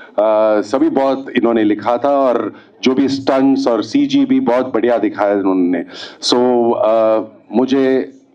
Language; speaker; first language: Hindi; non-native, fluent; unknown